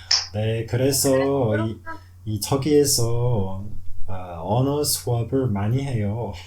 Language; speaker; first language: Korean; non-native, learner; French